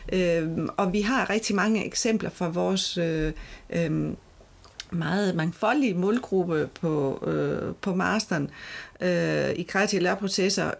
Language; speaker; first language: Danish; non-native, fluent; Italian